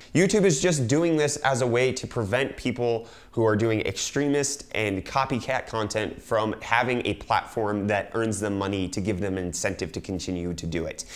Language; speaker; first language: English; native; English